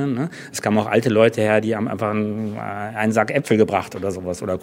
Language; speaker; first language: German; native; German